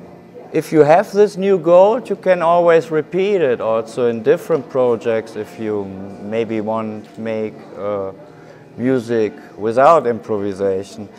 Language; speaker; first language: English; non-native, fluent; German